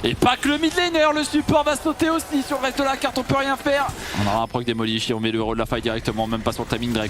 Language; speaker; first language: French; native; French